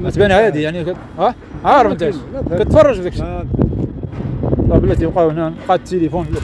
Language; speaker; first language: Arabic; native; Arabic